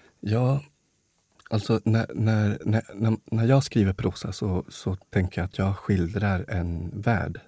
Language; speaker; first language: Swedish; early bilingual, other home language; Spanish